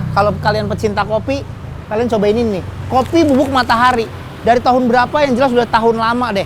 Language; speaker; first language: Indonesian; native; Indonesian